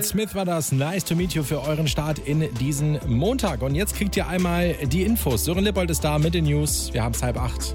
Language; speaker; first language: German; native; German